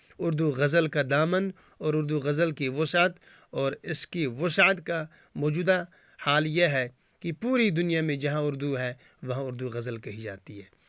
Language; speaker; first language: Urdu; native; Urdu